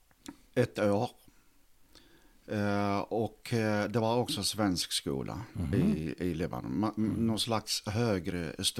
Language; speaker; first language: Swedish; non-native, fluent; Arabic